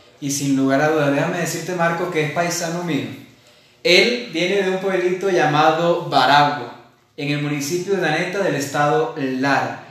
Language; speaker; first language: Spanish; native; Spanish